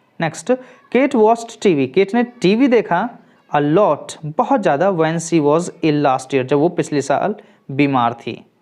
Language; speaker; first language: Hindi; native; Hindi